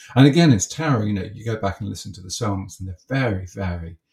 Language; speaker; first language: English; native; English